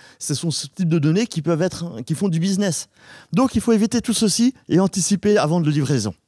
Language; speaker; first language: French; native; French